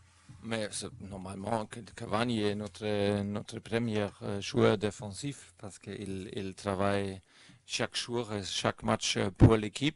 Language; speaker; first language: French; non-native, fluent; German